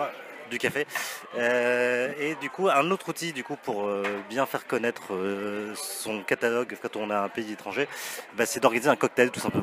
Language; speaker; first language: French; native; French